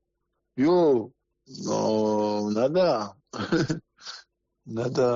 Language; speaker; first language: Spanish; non-native, learner; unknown